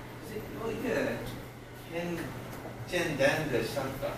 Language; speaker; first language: Chinese; non-native, learner; English